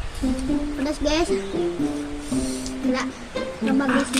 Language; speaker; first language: Indonesian; non-native, local second language; Sundanese